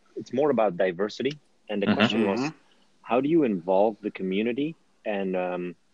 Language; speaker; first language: English; non-native, fluent; Dutch